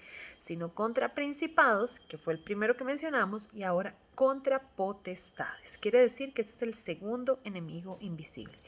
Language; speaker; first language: Spanish; native; Spanish